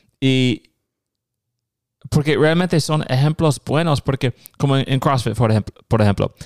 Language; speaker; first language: Spanish; non-native, fluent; English